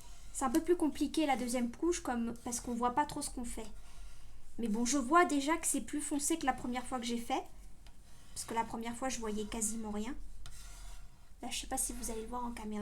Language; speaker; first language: French; native; French